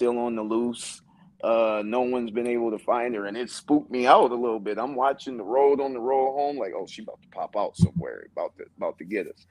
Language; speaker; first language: English; native; English